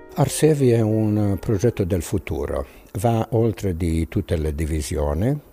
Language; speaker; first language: Italian; non-native, fluent; Bosnian